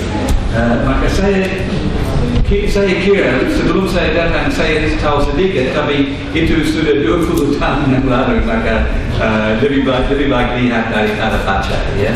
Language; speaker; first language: Indonesian; non-native, fluent; English